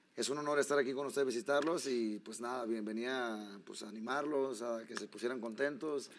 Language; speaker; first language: Spanish; native; Spanish